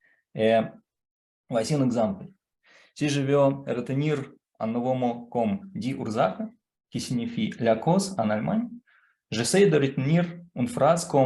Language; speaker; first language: French; non-native, fluent; Russian